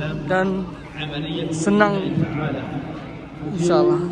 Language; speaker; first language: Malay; early bilingual, heritage; Malay